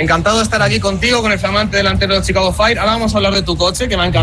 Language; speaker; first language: Spanish; native; Spanish